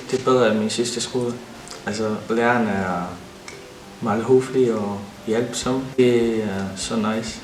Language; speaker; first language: Danish; non-native, learner; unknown